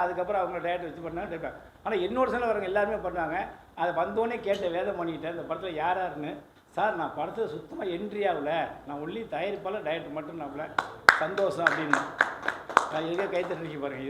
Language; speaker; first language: Tamil; native; Tamil